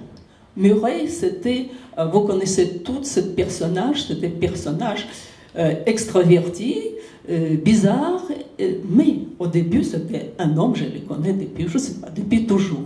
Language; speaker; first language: French; non-native, fluent; Russian